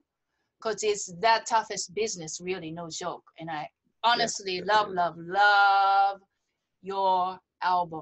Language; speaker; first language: English; non-native, fluent; Japanese